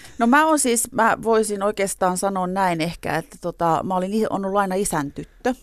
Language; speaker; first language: Finnish; native; Finnish